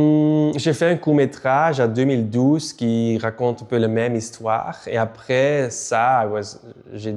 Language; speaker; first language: French; non-native, local second language; Dutch